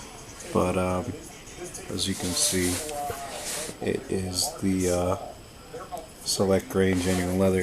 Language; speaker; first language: English; native; English